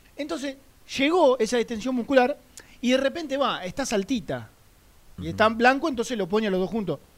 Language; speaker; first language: Spanish; native; Spanish